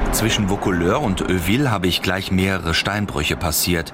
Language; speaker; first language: German; native; German